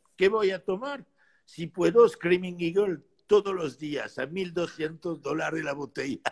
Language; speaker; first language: Spanish; non-native, fluent; French